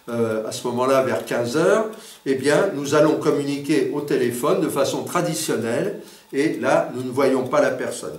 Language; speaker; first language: French; native; French